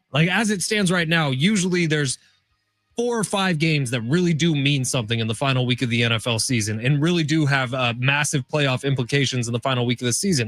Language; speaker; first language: English; native; English